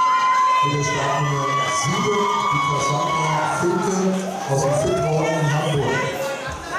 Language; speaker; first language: German; native; German